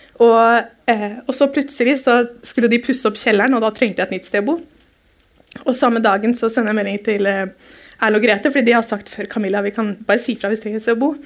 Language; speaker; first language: Norwegian; native; Norwegian